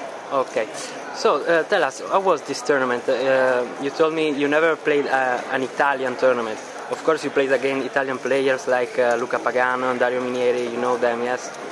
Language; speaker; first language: English; non-native, fluent; Italian